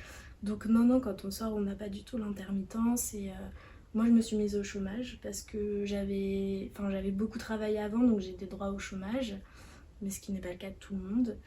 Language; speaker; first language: French; native; French